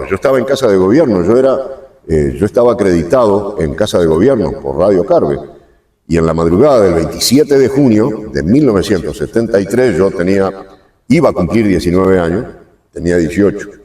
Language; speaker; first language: Spanish; native; Spanish